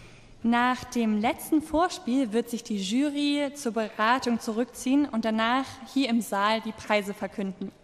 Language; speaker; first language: German; native; German